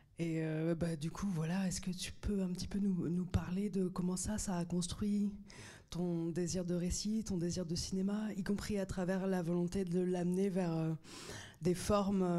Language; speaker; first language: French; native; French